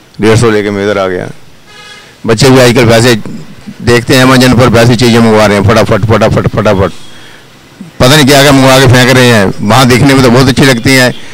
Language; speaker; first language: Hindi; native; Hindi